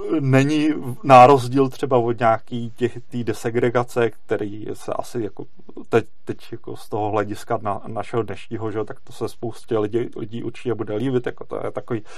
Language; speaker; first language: Czech; native; Czech